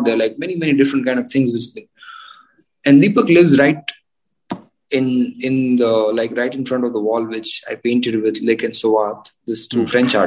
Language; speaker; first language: English; non-native, local second language; Gujarati